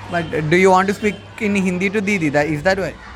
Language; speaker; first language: English; non-native, local second language; Hindi